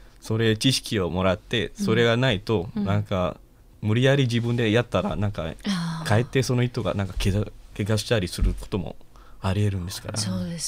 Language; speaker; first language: Japanese; non-native, learner; Malay